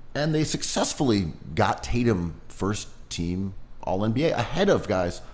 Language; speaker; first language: English; native; English